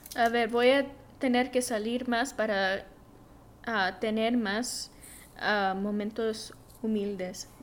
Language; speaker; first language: Spanish; early bilingual, heritage; Spanish